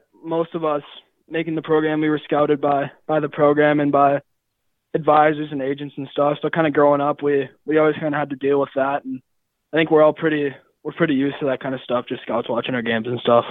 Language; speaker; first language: English; native; English